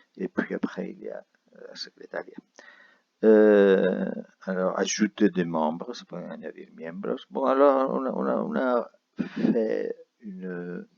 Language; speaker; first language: French; non-native, fluent; Spanish